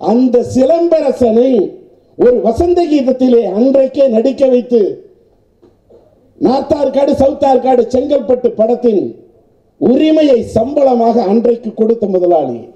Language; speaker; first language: Tamil; native; Tamil